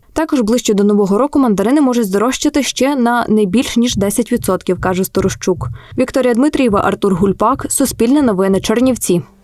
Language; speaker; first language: Ukrainian; native; Ukrainian